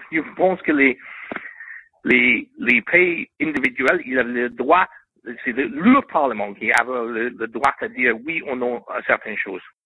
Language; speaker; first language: French; non-native, learner; English